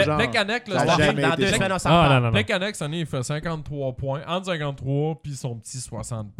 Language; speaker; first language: French; native; French